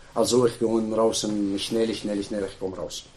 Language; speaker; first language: German; non-native, learner; Arabic